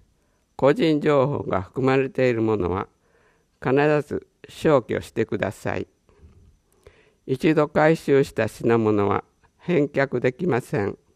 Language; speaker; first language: Japanese; native; Japanese